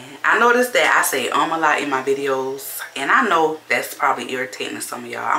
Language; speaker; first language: English; native; English